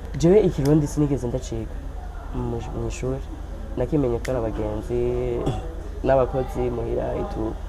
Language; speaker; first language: Rundi; non-native, local second language; Swahili